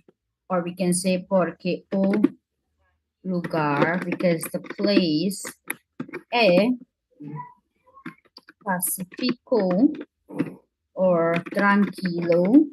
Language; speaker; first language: Portuguese; non-native, fluent; English